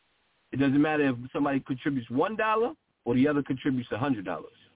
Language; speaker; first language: English; native; English